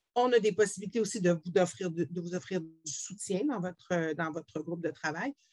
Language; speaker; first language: French; native; French